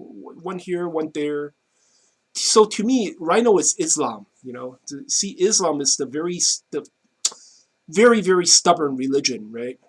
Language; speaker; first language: English; non-native, fluent; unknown